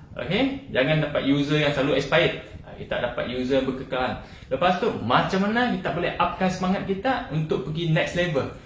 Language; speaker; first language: Malay; non-native, local second language; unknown